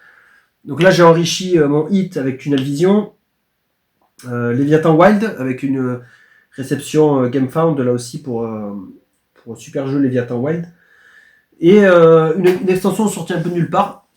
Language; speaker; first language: French; native; French